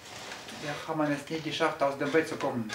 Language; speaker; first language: German; non-native, learner; Russian